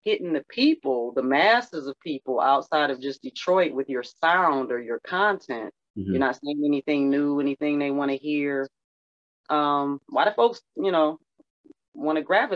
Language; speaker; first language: English; native; English